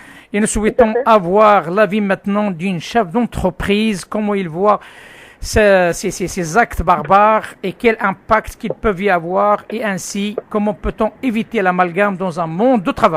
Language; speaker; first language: French; non-native, local second language; Arabic